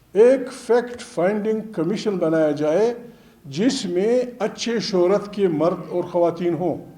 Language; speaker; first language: Urdu; non-native, local second language; Pashto